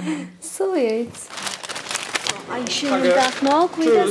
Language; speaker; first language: German; non-native, learner; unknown